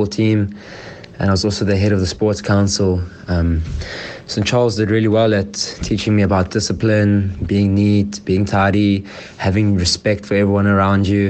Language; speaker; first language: English; native; English